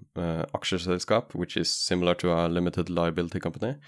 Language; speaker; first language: English; non-native, fluent; Norwegian